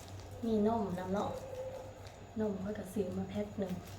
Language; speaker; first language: Thai; non-native, local second language; Lao